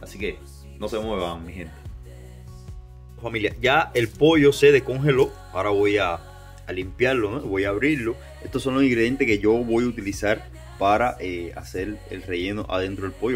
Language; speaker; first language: Spanish; native; Spanish